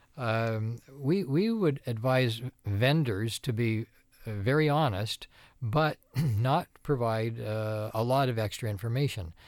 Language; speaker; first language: English; native; English